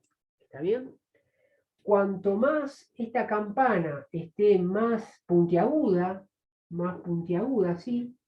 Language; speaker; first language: Spanish; native; Spanish